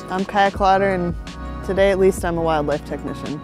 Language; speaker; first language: English; native; English